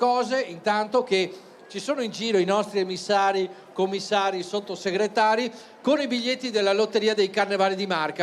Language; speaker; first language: Italian; native; Italian